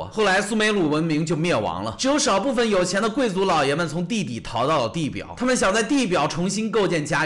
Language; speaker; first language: Chinese; native; Chinese